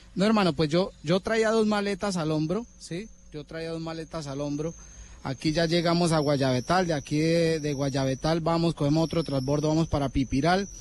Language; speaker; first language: Spanish; native; Spanish